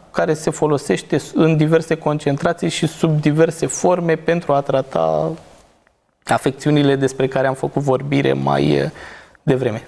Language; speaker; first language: Romanian; native; Romanian